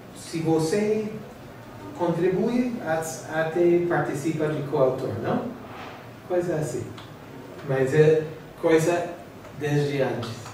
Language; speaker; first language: Portuguese; non-native, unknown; English